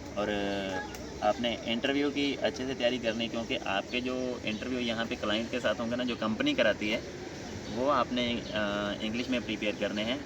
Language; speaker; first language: Urdu; non-native, local second language; Punjabi